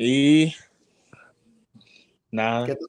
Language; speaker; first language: Spanish; non-native, learner; English